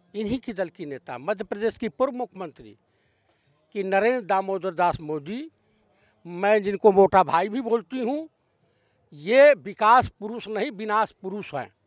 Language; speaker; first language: Hindi; native; Hindi